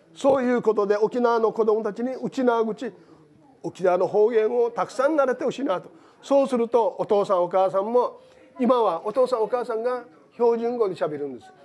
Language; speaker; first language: Japanese; native; Japanese